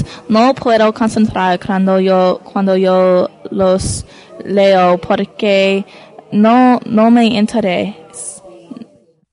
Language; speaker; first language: Spanish; non-native, learner; English